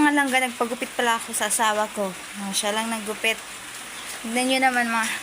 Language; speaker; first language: Filipino; non-native, local second language; Waray